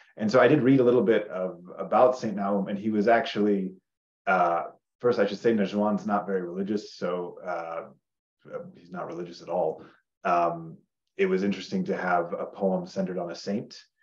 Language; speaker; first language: English; native; English